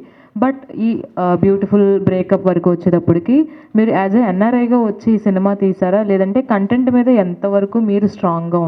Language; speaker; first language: Telugu; native; Telugu